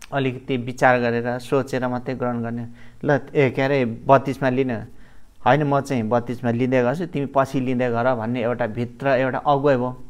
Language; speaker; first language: Nepali; non-native, local second language; Limbu